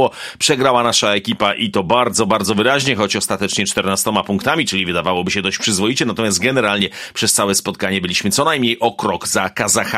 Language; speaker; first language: Polish; native; Polish